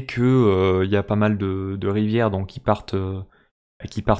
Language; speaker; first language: French; native; French